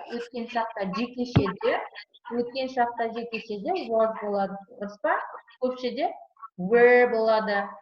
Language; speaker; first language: Kazakh; non-native, local second language; Uzbek